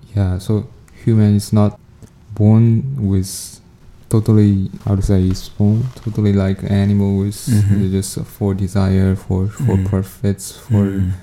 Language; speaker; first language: English; non-native, learner; Chinese